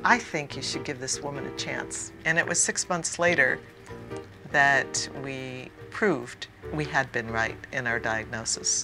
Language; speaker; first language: English; native; English